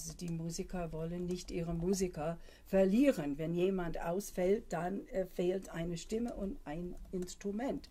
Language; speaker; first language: German; non-native, fluent; English